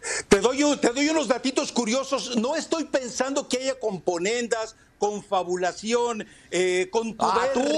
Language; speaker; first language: Spanish; native; Spanish